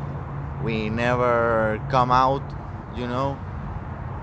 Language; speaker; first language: English; non-native, learner; Spanish